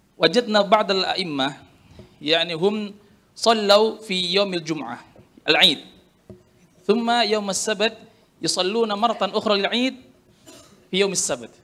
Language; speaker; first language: Arabic; non-native, fluent; Indonesian